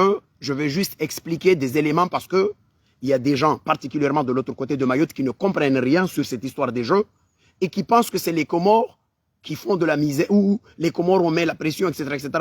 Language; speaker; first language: French; non-native, local second language; Comorian